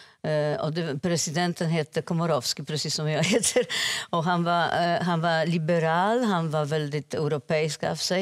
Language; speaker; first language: Swedish; non-native, fluent; Polish